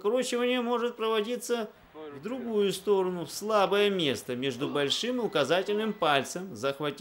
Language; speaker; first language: Russian; native; Russian